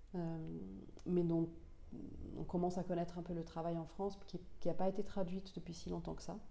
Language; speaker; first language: French; non-native, local second language; Finnish